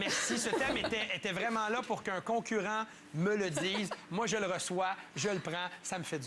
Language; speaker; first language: French; native; French